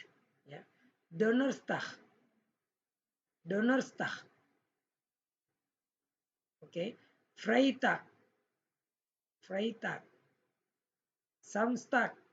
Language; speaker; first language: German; non-native, fluent; Indonesian